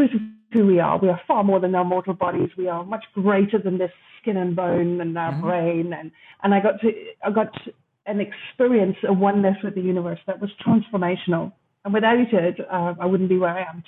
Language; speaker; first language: English; native; English